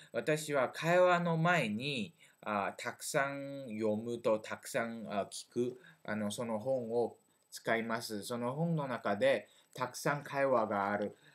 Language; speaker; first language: Japanese; non-native, learner; French